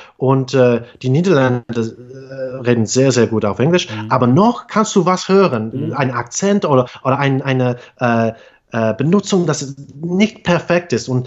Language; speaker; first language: German; non-native, fluent; English